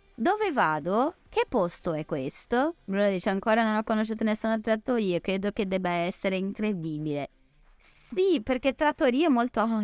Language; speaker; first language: Italian; non-native, fluent; Portuguese